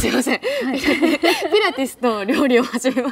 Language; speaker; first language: Japanese; native; Japanese